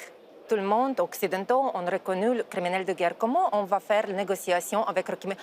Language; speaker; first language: French; non-native, fluent; Ukrainian